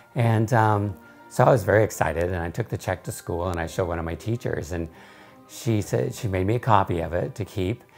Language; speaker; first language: English; native; English